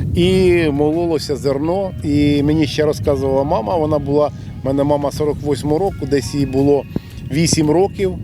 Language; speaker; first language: Ukrainian; native; Ukrainian